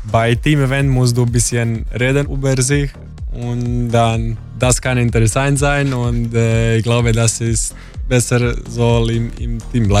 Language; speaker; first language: German; non-native, learner; Croatian